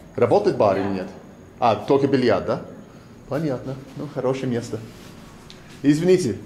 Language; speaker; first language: Russian; non-native, learner; English